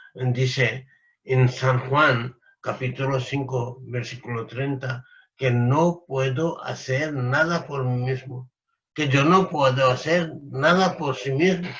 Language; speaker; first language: Spanish; non-native, fluent; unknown